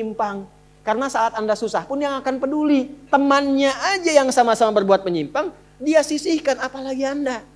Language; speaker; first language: Indonesian; native; Indonesian